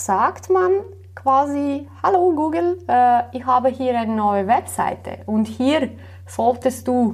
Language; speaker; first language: German; non-native, fluent; Slovenian